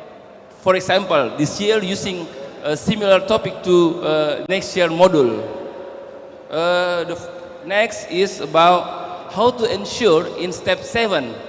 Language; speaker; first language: English; non-native, learner; Indonesian